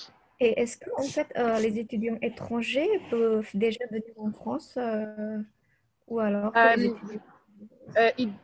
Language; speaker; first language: French; non-native, fluent; Indonesian